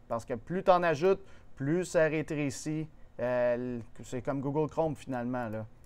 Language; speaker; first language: French; native; French